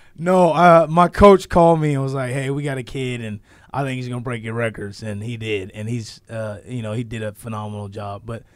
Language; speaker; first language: English; native; English